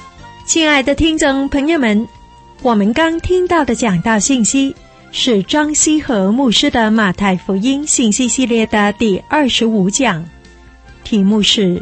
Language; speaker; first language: Chinese; native; Chinese